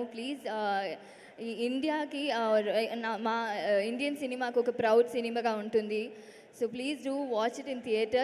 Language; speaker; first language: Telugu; non-native, learner; Tamil